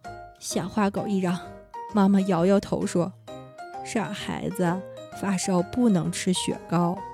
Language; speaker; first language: Chinese; native; Chinese